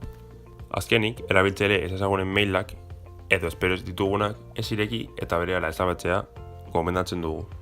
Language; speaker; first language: Basque; non-native, local second language; Spanish